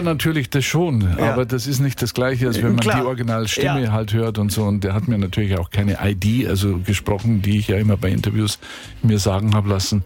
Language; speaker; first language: German; native; German